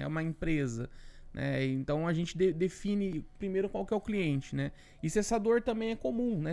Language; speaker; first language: Portuguese; native; Portuguese